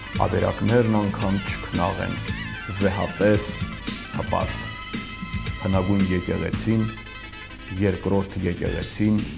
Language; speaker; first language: Armenian; native; Armenian